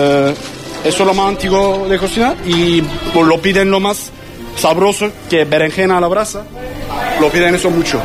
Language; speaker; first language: Spanish; non-native, learner; Turkish